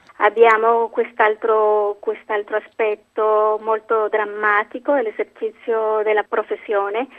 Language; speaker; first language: Italian; non-native, fluent; Spanish